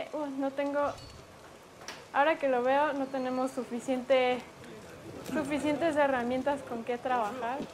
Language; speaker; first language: Spanish; native; Spanish